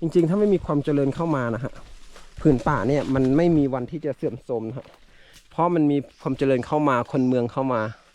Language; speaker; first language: Thai; non-native, local second language; Karen languages